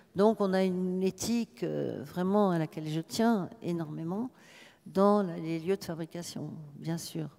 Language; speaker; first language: French; native; French